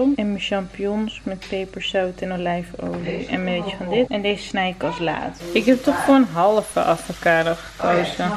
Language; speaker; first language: Dutch; native; Dutch